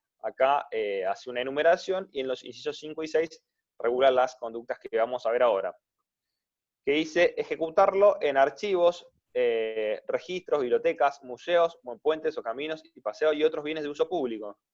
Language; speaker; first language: Spanish; native; Spanish